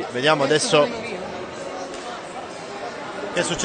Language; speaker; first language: Italian; native; Italian